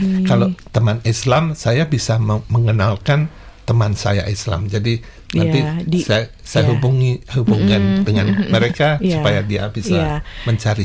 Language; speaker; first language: Indonesian; non-native, local second language; Javanese